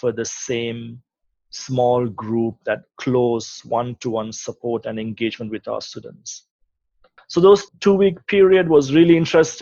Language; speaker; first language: English; non-native, local second language; Sinhala